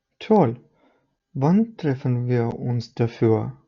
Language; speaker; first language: German; non-native, fluent; Ukrainian